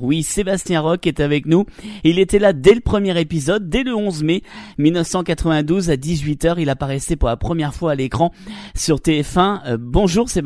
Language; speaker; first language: French; native; French